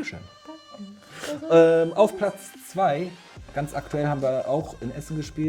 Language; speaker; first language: German; native; German